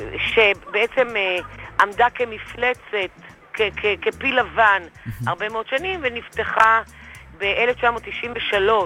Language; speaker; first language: Hebrew; native; Hebrew